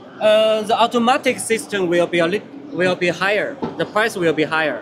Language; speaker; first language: English; non-native, learner; Chinese